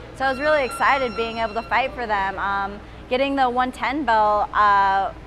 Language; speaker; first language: English; native; English